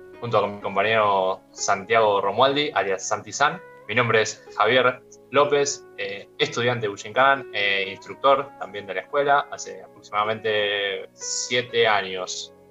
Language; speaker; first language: Spanish; native; Spanish